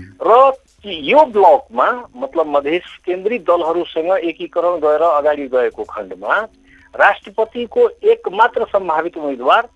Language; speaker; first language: Nepali; non-native, local second language; Maithili